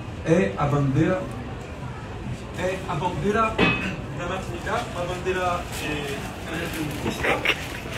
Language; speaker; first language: Portuguese; non-native, learner; French